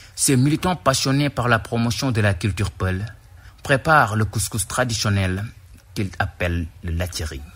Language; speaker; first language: French; non-native, local second language; Wolof